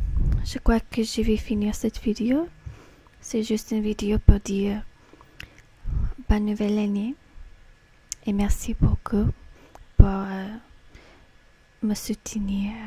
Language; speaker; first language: French; non-native, fluent; English